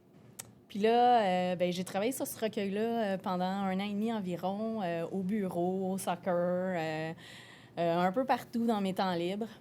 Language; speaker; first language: French; native; French